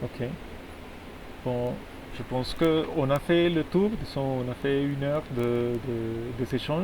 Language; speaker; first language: French; non-native, fluent; Spanish